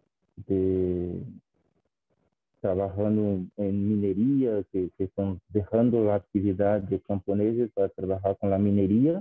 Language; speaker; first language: Spanish; non-native, fluent; Portuguese